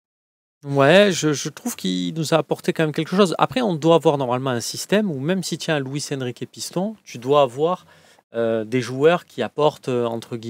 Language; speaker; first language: French; native; French